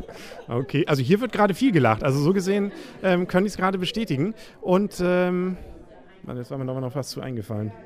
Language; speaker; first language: German; native; German